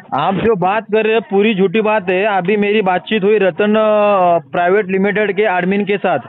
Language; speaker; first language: Hindi; non-native, local second language; Marathi